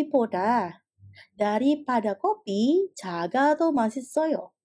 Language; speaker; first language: Korean; non-native, fluent; Indonesian